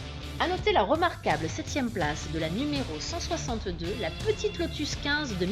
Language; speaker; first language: French; native; French